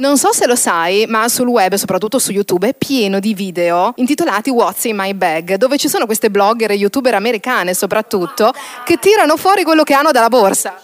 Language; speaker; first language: Italian; native; Italian